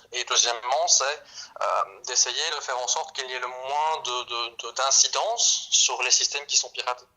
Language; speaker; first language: French; native; French